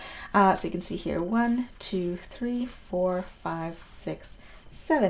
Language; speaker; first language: English; native; English